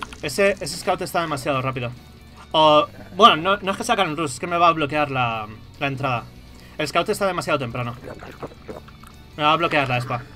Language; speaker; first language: Spanish; native; Spanish